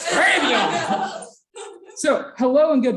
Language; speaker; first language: French; non-native, fluent; English